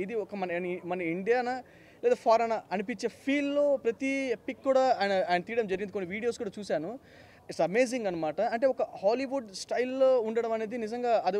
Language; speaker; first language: Telugu; native; Telugu